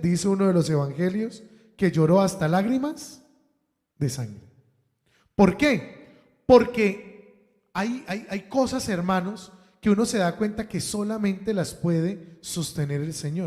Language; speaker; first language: Spanish; native; Spanish